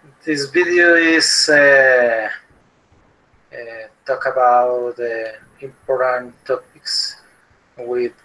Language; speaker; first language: English; non-native, learner; Spanish